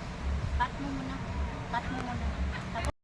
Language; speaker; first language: Filipino; native; Filipino